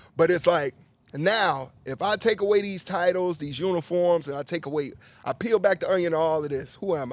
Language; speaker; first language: English; native; English